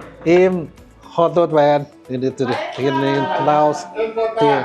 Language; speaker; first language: Mongolian; non-native, learner; Lao